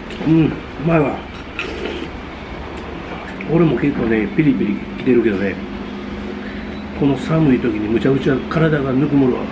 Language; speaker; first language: Japanese; native; Japanese